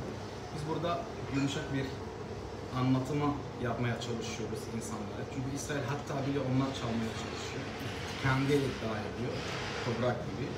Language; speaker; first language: Turkish; non-native, fluent; Arabic